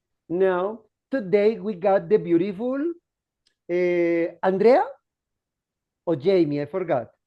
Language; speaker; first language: English; non-native, fluent; Spanish